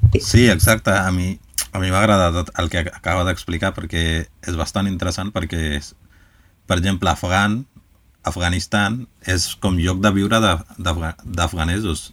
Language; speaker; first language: Catalan; early bilingual, other home language; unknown